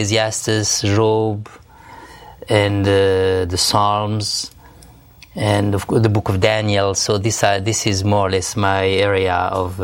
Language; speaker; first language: English; non-native, fluent; Arabic